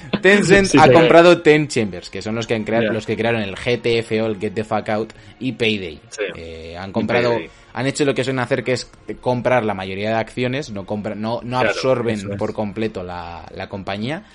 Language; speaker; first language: Spanish; native; Spanish